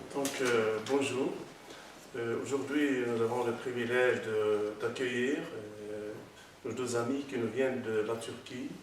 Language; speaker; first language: French; non-native, local second language; Arabic